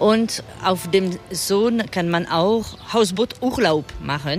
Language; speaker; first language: German; non-native, fluent; French